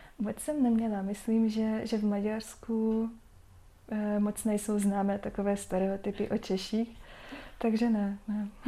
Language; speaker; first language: Czech; non-native, fluent; Hungarian